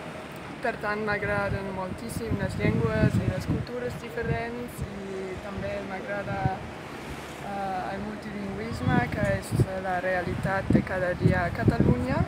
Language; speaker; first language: Spanish; non-native, fluent; German